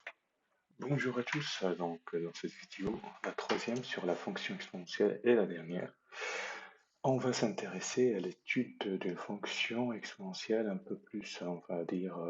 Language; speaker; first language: French; native; French